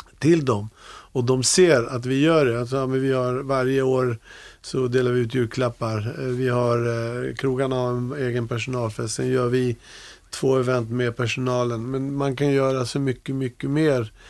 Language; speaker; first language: Swedish; early bilingual, other home language; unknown